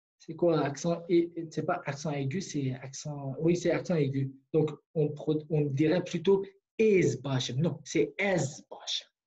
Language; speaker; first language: French; non-native, fluent; Kurdish